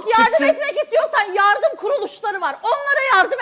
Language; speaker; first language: Turkish; native; Turkish